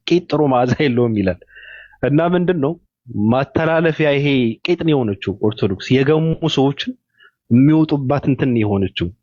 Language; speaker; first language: Amharic; native; Amharic